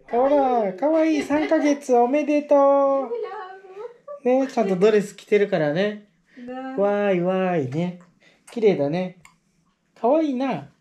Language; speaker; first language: Japanese; native; Japanese